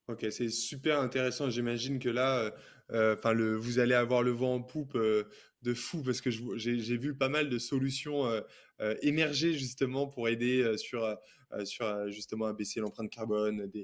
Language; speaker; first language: French; native; French